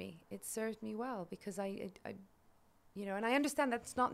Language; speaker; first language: English; native; English